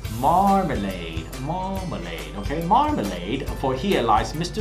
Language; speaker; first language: English; non-native, local second language; Cantonese